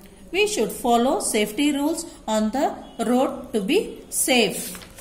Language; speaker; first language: English; non-native, local second language; Kannada